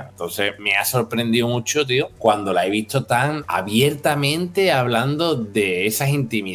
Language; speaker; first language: Spanish; native; Spanish